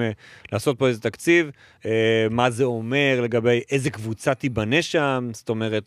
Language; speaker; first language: Hebrew; native; Hebrew